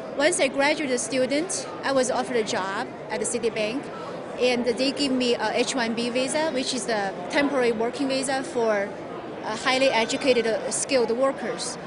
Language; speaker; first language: English; non-native, fluent; Chinese